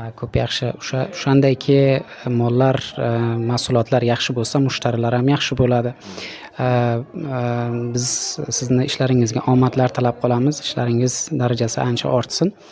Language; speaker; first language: Uzbek; native; Uzbek